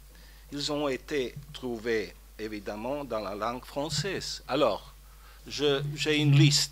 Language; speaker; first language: French; non-native, fluent; Croatian